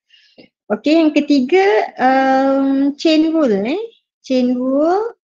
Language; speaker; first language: Malay; native; Malay